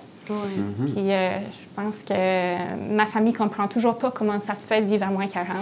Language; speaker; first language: French; non-native, fluent; English